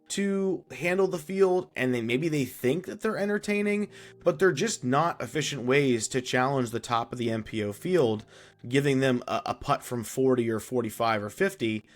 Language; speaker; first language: English; native; English